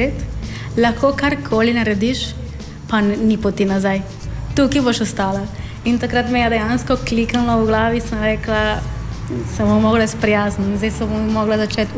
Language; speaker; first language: Slovenian; non-native, fluent; Spanish